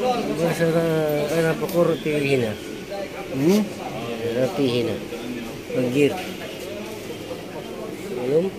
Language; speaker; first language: Arabic; non-native, learner; Filipino